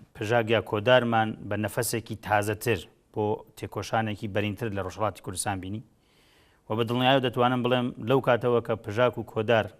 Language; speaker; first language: Central Kurdish; non-native, local second language; Gurani